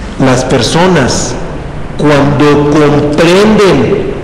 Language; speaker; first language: Spanish; native; Spanish